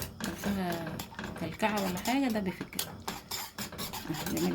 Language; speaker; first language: Arabic; native; Arabic